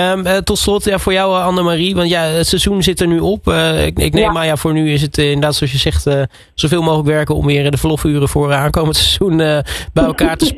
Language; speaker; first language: Dutch; native; Dutch